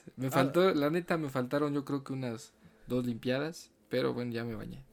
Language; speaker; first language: Spanish; native; Spanish